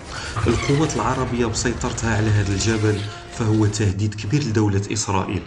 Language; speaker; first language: Arabic; native; Arabic